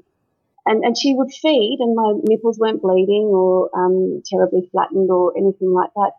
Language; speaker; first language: English; native; English